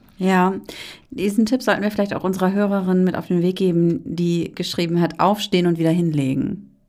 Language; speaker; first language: German; native; German